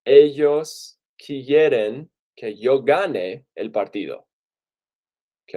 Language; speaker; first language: Spanish; non-native, fluent; English